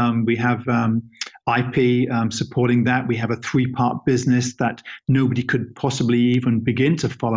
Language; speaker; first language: English; native; English